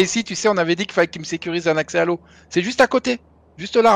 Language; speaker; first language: French; native; French